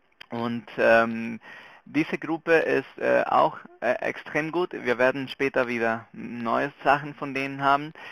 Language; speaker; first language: German; non-native, local second language; Spanish